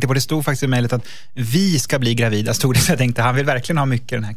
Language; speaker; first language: Swedish; native; Swedish